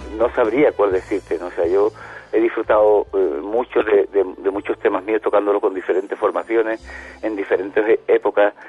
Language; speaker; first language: Spanish; native; Spanish